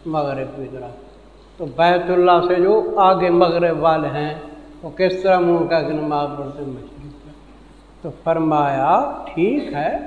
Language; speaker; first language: Urdu; non-native, local second language; Saraiki